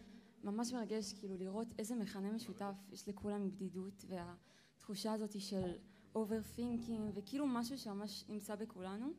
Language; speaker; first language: Hebrew; native; Hebrew